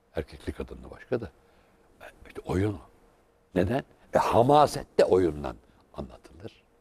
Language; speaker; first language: Turkish; native; Turkish